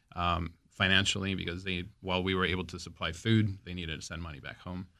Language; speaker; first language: English; early bilingual, other home language; Spanish